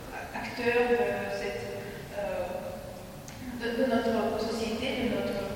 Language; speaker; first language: French; non-native, fluent; Russian